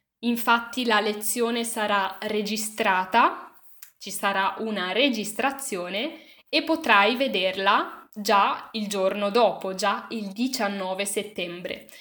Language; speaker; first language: Italian; native; Italian